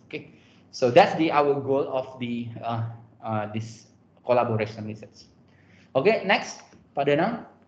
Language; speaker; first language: English; non-native, fluent; Indonesian